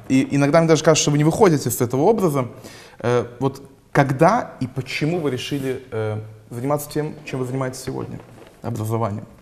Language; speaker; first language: Russian; early bilingual, heritage; Russian